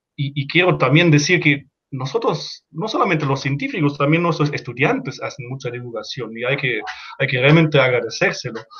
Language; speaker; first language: Spanish; non-native, fluent; German